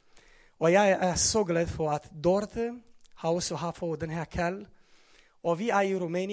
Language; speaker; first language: Swedish; non-native, learner; Romanian